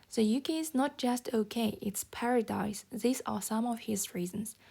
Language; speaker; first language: English; non-native, fluent; Kazakh